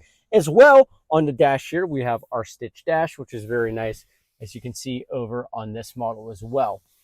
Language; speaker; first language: English; native; English